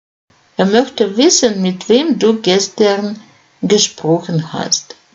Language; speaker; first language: German; non-native, fluent; Russian